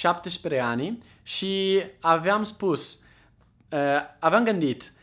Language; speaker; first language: Romanian; non-native, fluent; Italian